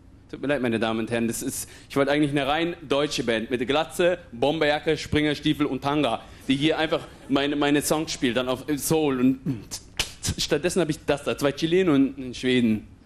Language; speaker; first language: German; native; German